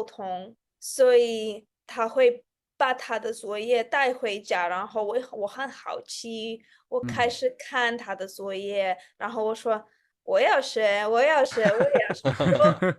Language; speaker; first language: Chinese; non-native, fluent; Russian